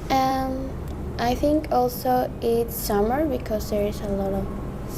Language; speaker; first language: English; non-native, learner; Spanish